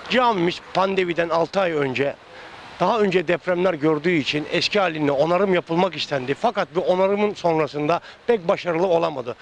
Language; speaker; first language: Turkish; native; Turkish